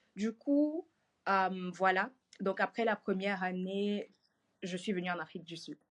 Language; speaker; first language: French; native; French